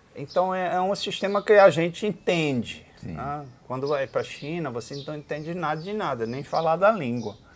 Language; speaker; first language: Portuguese; non-native, fluent; Dutch